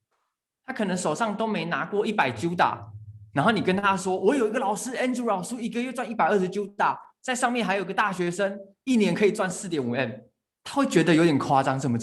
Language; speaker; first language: Chinese; native; Chinese